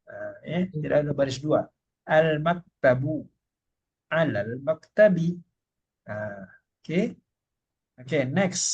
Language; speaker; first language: Malay; native; Malay